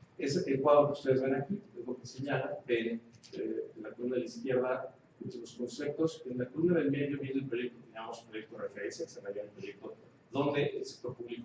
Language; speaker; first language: Spanish; native; Spanish